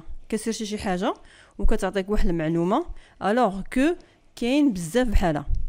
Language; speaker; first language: Arabic; native; Arabic